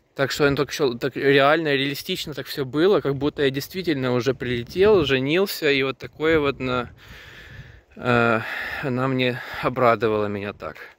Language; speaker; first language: Russian; native; Russian